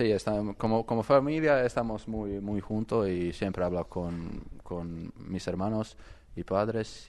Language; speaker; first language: Spanish; non-native, learner; Croatian